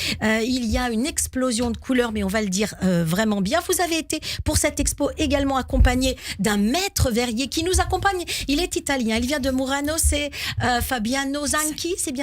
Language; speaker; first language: French; native; French